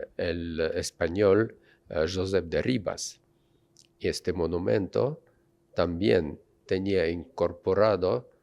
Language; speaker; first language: Spanish; non-native, fluent; Russian